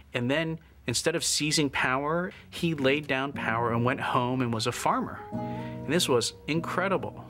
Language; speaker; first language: English; native; English